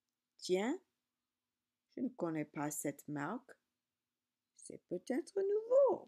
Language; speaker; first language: French; non-native, learner; English